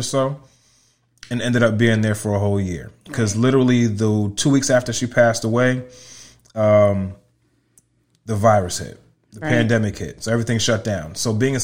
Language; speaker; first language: English; native; English